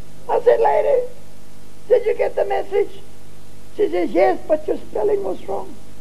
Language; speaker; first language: English; non-native, local second language; Afrikaans